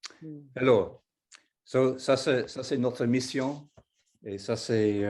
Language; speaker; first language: French; non-native, fluent; English